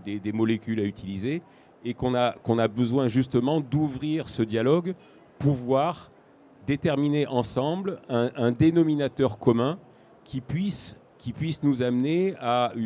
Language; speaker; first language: French; native; French